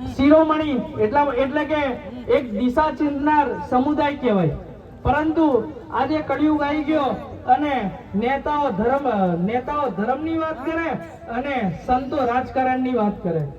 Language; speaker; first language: Gujarati; non-native, local second language; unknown